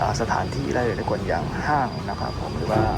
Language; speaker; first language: Thai; native; Thai